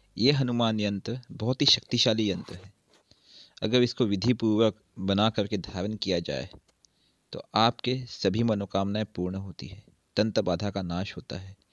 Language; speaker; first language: Hindi; native; Hindi